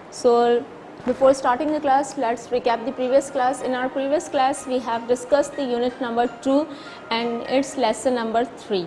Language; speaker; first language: English; non-native, local second language; Urdu